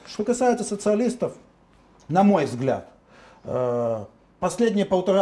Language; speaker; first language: Russian; native; Russian